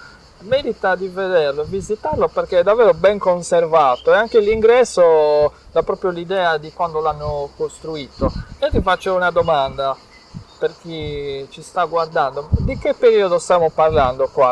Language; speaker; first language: Italian; native; Italian